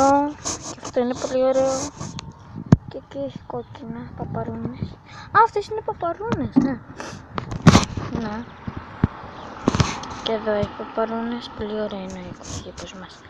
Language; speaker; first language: Greek; early bilingual, other home language; Bulgarian